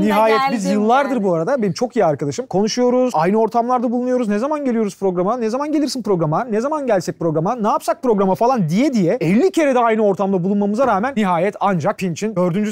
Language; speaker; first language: Turkish; native; Turkish